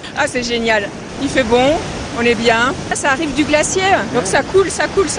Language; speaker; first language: French; native; French